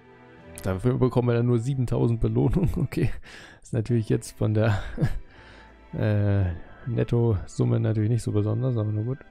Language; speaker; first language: German; native; German